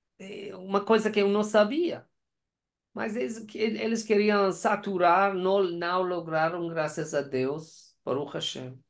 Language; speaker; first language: Portuguese; non-native, learner; Persian